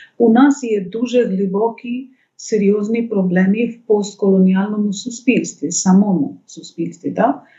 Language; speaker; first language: Ukrainian; non-native, fluent; Bangla